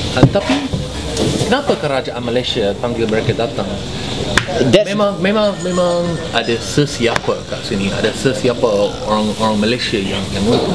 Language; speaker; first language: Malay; non-native, fluent; English